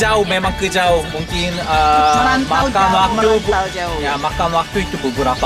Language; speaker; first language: Indonesian; non-native, learner; Korean